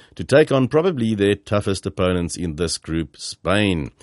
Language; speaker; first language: English; early bilingual, other home language; Afrikaans